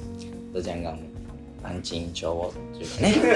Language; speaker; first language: Indonesian; non-native, learner; Japanese